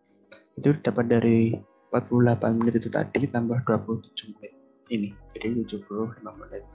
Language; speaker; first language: Indonesian; native; Indonesian